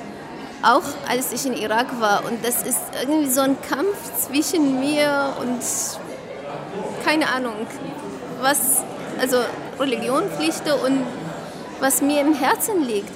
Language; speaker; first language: German; non-native, fluent; Arabic